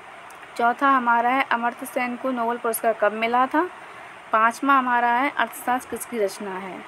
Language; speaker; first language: Hindi; native; Hindi